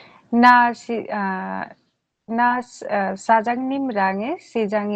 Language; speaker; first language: Korean; non-native, learner; Bangla